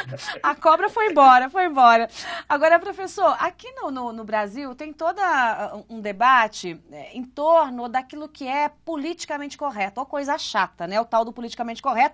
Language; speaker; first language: Portuguese; native; Portuguese